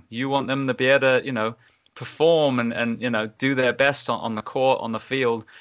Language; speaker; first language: English; native; English